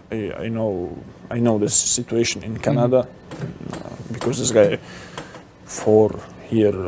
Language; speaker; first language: English; non-native, learner; Russian